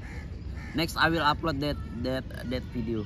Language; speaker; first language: English; non-native, learner; Indonesian